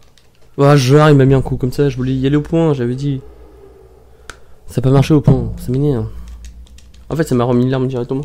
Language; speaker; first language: French; native; French